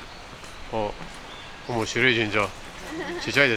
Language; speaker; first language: Japanese; non-native, learner; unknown